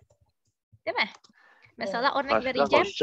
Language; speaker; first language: Turkish; non-native, fluent; Indonesian